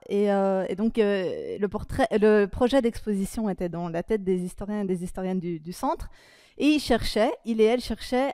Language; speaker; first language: French; native; French